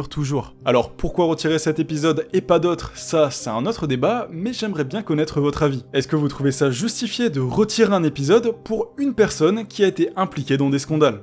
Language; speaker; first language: French; native; French